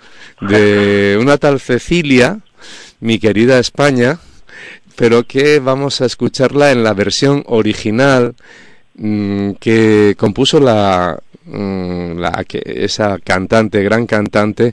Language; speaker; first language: Spanish; native; Spanish